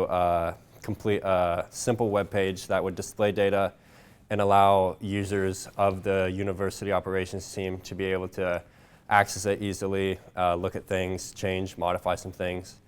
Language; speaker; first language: English; native; English